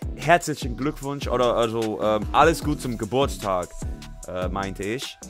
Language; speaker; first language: German; non-native, learner; English